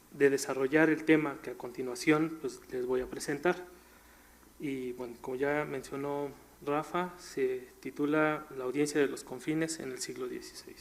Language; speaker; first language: Spanish; native; Spanish